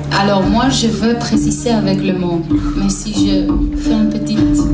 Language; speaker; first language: French; non-native, learner; Hebrew